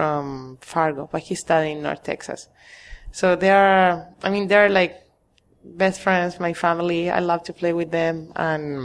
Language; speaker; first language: English; non-native, fluent; Spanish